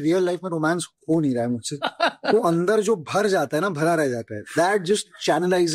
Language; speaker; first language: Hindi; native; Hindi